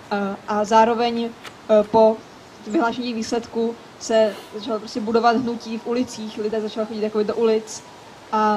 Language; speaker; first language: Czech; native; Czech